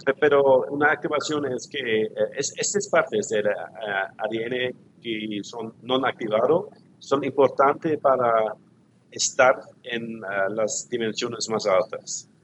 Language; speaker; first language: Spanish; non-native, learner; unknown